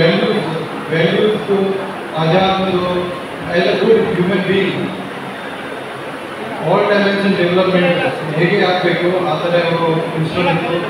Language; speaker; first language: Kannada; non-native, learner; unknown